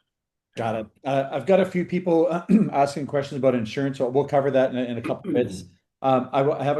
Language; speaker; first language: English; native; English